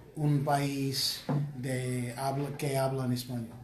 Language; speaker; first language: Spanish; non-native, learner; English